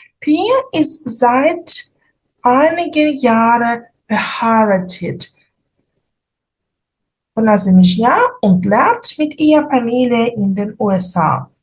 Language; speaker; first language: German; non-native, fluent; Ukrainian